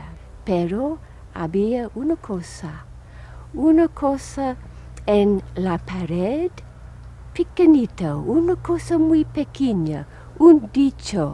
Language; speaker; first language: Spanish; non-native, fluent; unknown